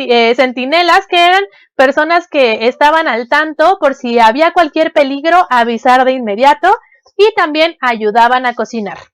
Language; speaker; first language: Spanish; native; Spanish